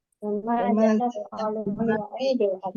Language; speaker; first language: Arabic; non-native, learner; Indonesian